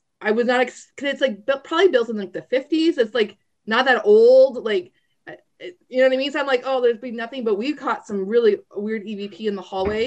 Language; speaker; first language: English; native; English